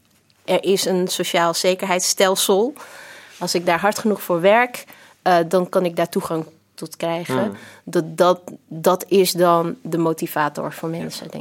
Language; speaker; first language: Dutch; early bilingual, other home language; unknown